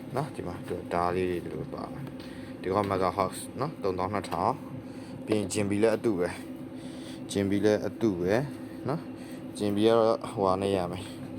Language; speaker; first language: Burmese; native; Burmese